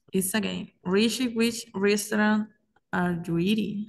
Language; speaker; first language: English; non-native, learner; Spanish